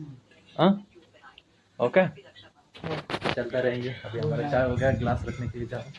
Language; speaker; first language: Hindi; non-native, local second language; Kannada